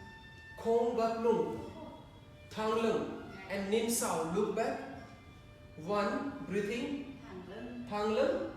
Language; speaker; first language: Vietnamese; non-native, learner; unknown